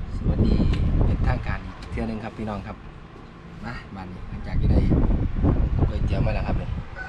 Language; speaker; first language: Thai; native; Thai